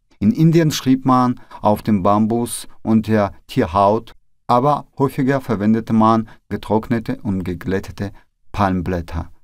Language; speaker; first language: German; non-native, fluent; Russian